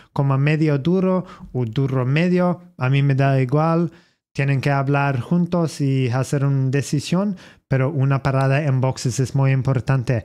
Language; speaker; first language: Spanish; non-native, learner; English